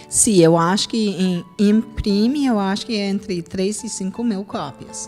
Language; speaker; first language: Portuguese; non-native, fluent; English